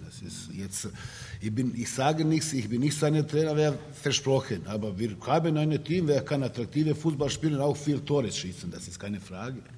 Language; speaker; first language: German; non-native, learner; Serbian